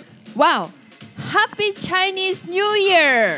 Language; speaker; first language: English; non-native, fluent; Japanese